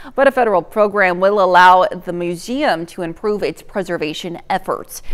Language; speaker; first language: English; native; English